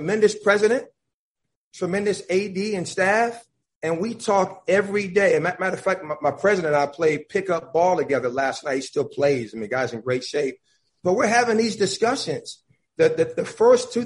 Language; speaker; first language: English; native; English